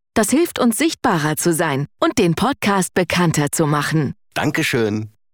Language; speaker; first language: German; native; German